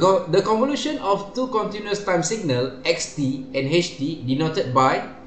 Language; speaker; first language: English; non-native, local second language; Malay